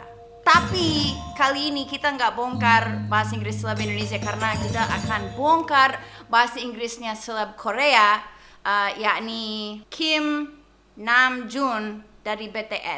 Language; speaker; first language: Indonesian; non-native, fluent; English